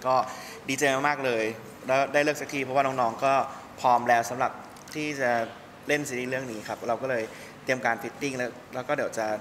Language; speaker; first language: Thai; native; Thai